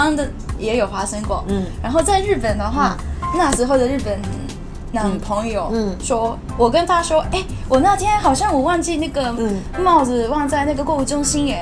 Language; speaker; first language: Chinese; non-native, fluent; Japanese